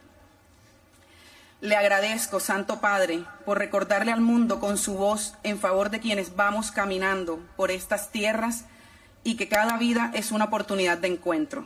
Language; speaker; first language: Spanish; native; Spanish